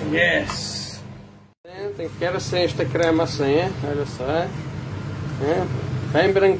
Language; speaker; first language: Portuguese; non-native, fluent; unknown